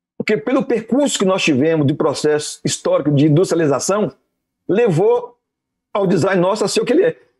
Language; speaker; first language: Portuguese; native; Portuguese